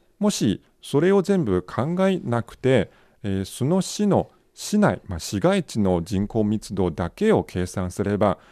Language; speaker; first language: Japanese; non-native, fluent; Chinese